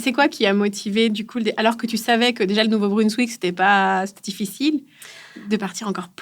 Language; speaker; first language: French; native; French